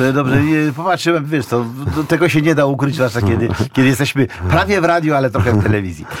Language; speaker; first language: Polish; native; Polish